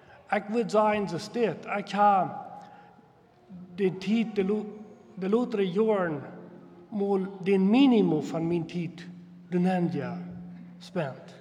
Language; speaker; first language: German; non-native, local second language; Plautdietsch